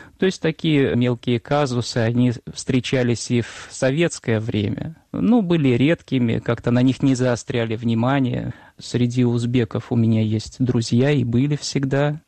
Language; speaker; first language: Russian; native; Russian